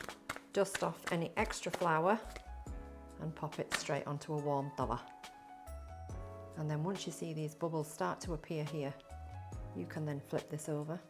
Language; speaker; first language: English; native; English